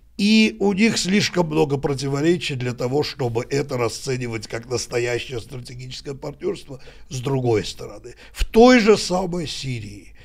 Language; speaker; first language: Russian; native; Russian